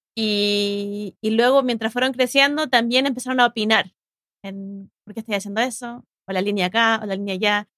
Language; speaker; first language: Spanish; native; Spanish